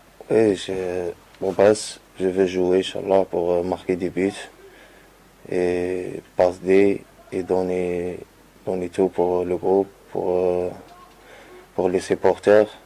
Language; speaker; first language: French; non-native, learner; Arabic